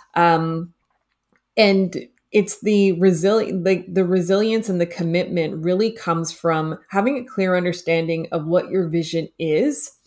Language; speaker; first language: English; native; English